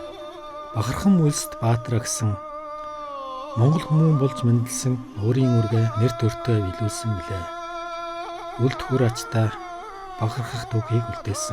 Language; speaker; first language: Mongolian; native; Mongolian